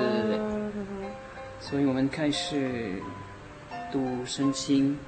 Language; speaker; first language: Chinese; non-native, learner; French